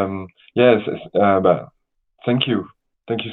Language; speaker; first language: English; non-native, learner; French